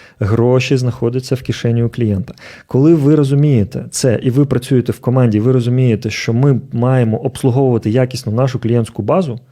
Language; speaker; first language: Ukrainian; native; Ukrainian